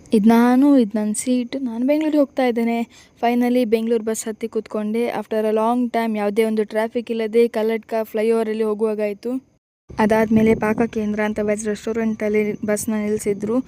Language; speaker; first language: Kannada; native; Kannada